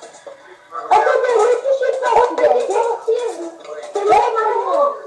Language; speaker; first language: French; native; French